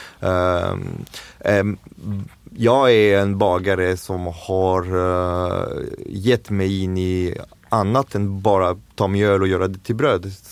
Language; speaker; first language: Swedish; non-native, fluent; French